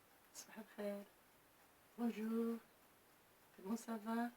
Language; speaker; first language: French; non-native, local second language; Arabic